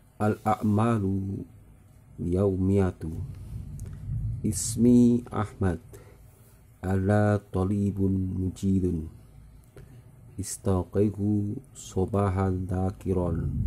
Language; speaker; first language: Arabic; non-native, learner; Indonesian